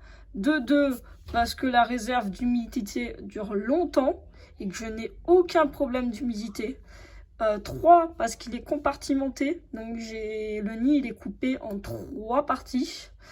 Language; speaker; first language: French; native; French